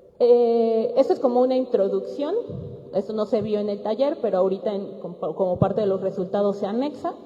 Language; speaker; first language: Spanish; native; Spanish